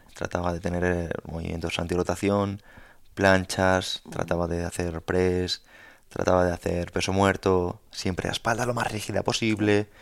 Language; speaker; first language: Spanish; native; Spanish